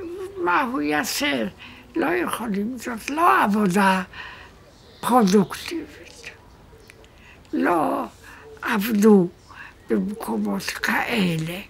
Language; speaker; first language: Hebrew; non-native, fluent; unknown